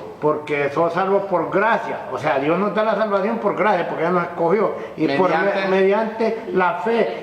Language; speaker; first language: Spanish; native; Spanish